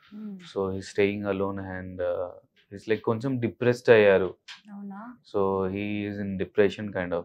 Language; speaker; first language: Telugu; non-native, local second language; Hindi